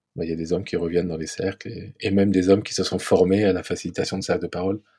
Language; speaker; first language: French; native; French